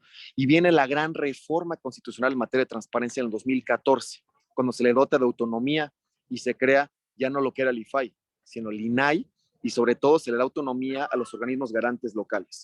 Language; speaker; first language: Spanish; native; Spanish